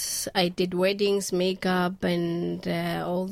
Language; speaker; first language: English; non-native, local second language; Southern Sotho